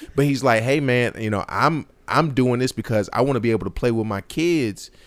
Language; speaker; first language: English; native; English